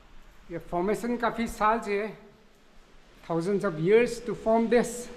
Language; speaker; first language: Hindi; non-native, local second language; Khasi